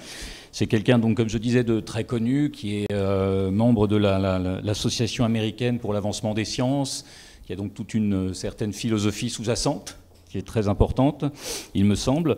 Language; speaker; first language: French; native; French